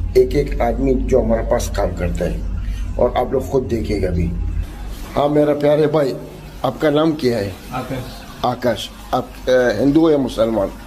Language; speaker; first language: Hindi; non-native, learner; Arabic